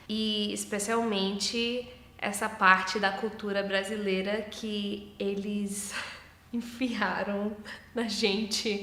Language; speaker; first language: Portuguese; early bilingual, heritage; English